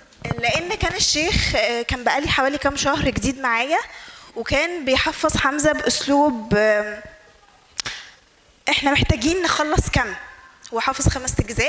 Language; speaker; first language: Arabic; native; Arabic